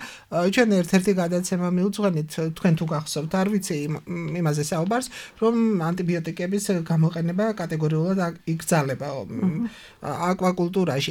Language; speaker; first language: Georgian; native; Georgian